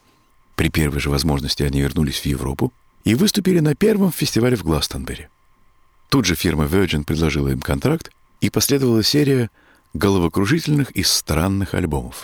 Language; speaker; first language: Russian; native; Russian